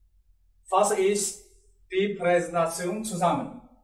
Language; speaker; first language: German; non-native, learner; Chinese